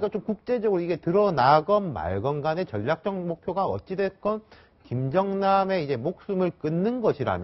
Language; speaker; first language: Korean; native; Korean